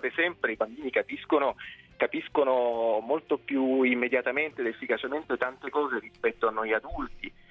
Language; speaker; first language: Italian; native; Italian